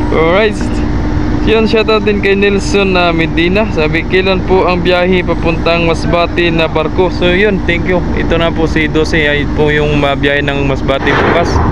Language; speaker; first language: Filipino; non-native, local second language; Cebuano